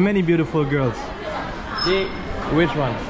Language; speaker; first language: English; non-native, fluent; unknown